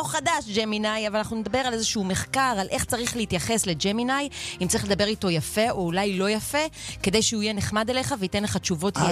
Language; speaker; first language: Hebrew; native; Hebrew